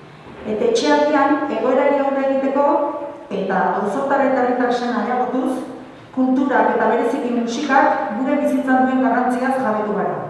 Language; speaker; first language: Basque; native; Basque